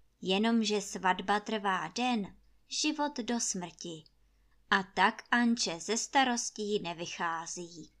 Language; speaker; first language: Czech; native; Czech